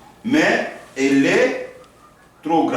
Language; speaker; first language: French; non-native, fluent; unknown